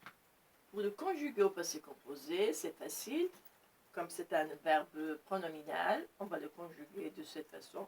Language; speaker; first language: French; non-native, local second language; Arabic